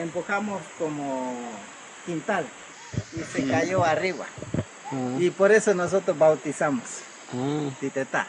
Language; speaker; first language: Spanish; non-native, local second language; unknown